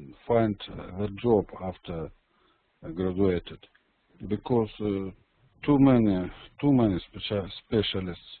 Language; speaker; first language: English; non-native, learner; Russian